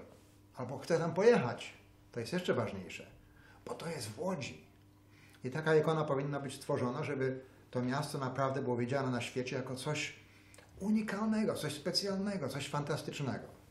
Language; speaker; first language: Polish; early bilingual, heritage; Polish